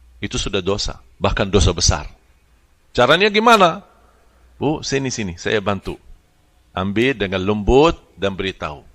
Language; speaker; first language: Malay; non-native, fluent; Arabic